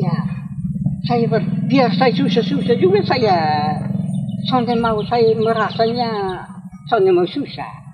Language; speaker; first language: Indonesian; non-native, local second language; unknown